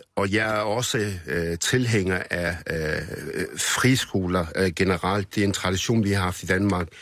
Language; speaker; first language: Danish; early bilingual, other home language; Arabic